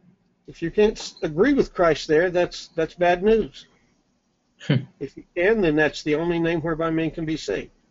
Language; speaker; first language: English; native; English